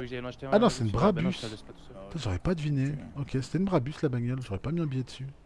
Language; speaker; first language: French; native; French